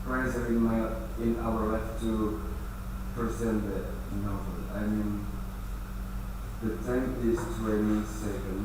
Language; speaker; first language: English; non-native, learner; Indonesian